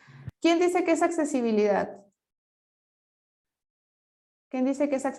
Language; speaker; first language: Spanish; native; Spanish